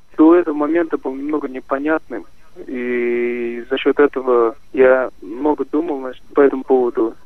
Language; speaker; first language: Russian; non-native, local second language; Kazakh